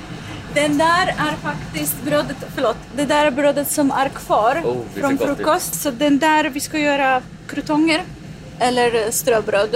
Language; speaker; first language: Swedish; non-native, learner; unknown